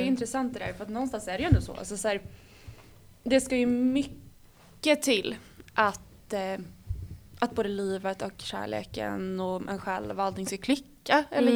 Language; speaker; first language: Swedish; native; Swedish